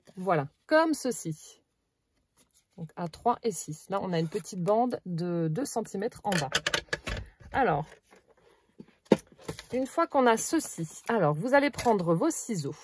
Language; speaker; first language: French; native; French